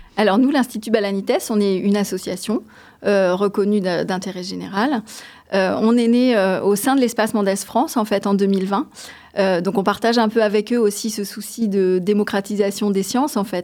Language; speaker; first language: French; native; French